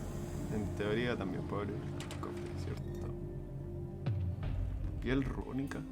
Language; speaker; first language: Spanish; native; Spanish